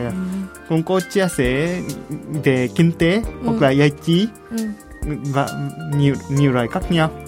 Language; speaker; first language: Vietnamese; non-native, fluent; Japanese